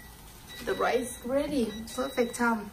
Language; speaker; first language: English; non-native, learner; Thai